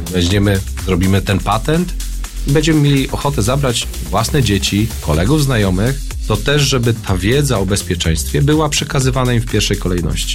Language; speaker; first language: Polish; native; Polish